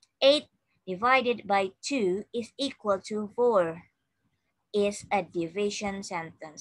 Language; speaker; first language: English; non-native, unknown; Indonesian